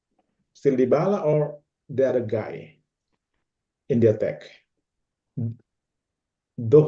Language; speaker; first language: English; non-native, fluent; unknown